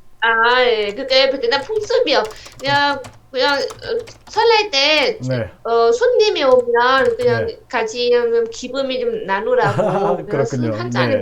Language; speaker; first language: Korean; non-native, learner; Vietnamese